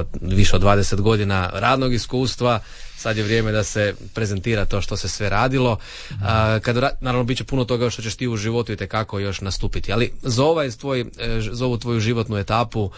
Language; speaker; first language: Serbian; native; Serbian